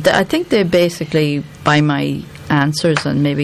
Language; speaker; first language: English; native; English